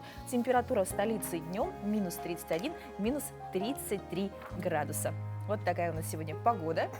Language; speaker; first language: Russian; native; Russian